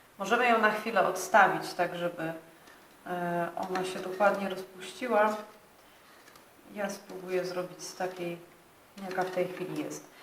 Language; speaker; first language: Polish; native; Polish